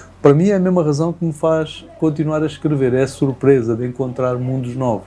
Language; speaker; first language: Portuguese; native; Portuguese